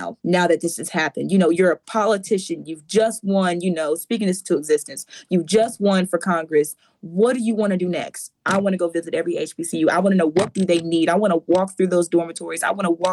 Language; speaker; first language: English; native; English